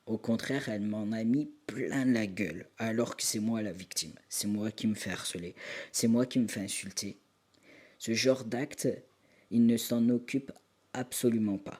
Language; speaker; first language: French; native; French